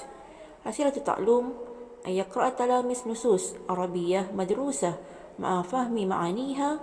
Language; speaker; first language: Arabic; non-native, fluent; Malay